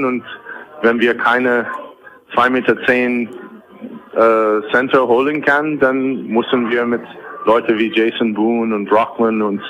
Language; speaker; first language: German; non-native, fluent; English